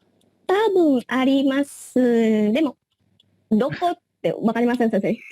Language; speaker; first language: Japanese; non-native, learner; Indonesian